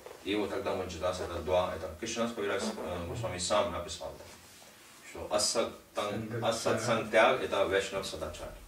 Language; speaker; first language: Russian; non-native, learner; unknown